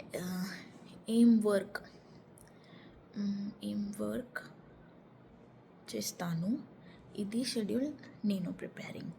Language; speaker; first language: Telugu; non-native, learner; Marathi